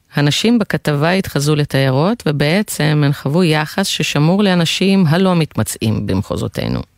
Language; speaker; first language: Hebrew; non-native, fluent; Russian